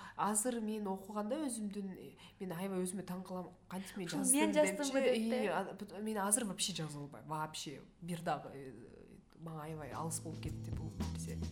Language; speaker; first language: Kyrgyz; non-native, local second language; Russian